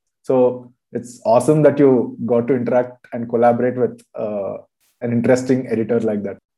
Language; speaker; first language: English; non-native, local second language; Telugu